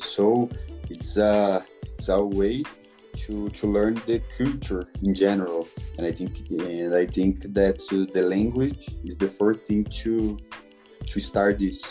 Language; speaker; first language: English; non-native, learner; Portuguese